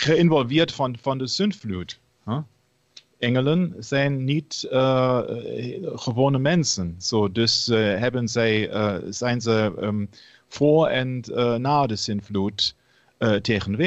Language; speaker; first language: Dutch; non-native, learner; German